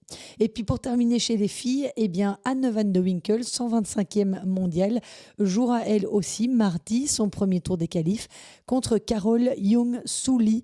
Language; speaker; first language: French; native; French